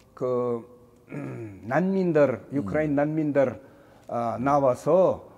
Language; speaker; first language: Korean; non-native, learner; Russian